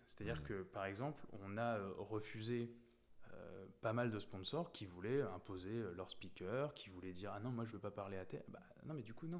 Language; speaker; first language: French; native; French